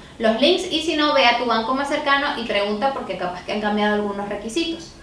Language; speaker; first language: Spanish; native; Spanish